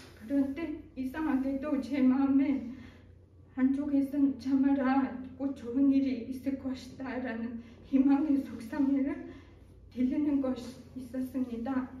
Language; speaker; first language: Korean; non-native, fluent; Mongolian